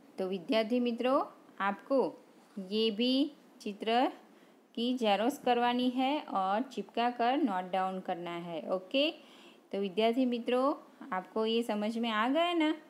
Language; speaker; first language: Hindi; non-native, local second language; Gujarati